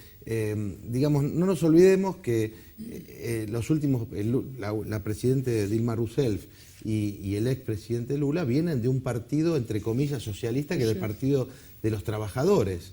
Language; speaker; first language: Spanish; native; Spanish